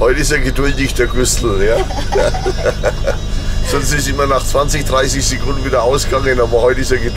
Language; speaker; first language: German; native; German